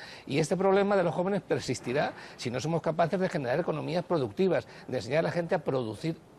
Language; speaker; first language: Spanish; native; Spanish